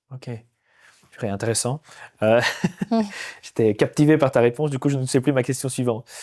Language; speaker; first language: French; native; French